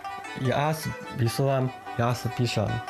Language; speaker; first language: Bulgarian; non-native, learner; Chinese